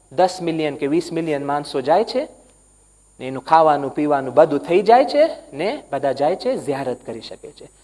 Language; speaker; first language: Gujarati; non-native, learner; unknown